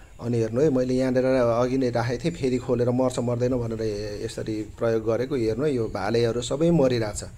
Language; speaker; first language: Nepali; non-native, local second language; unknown